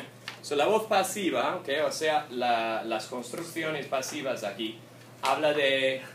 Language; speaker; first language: Spanish; non-native, fluent; English